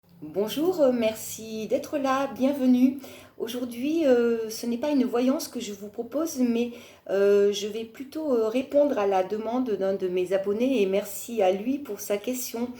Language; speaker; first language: French; native; French